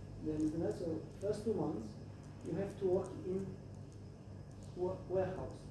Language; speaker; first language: English; non-native, fluent; Romanian